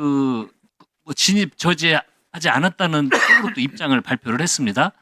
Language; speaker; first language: Korean; native; Korean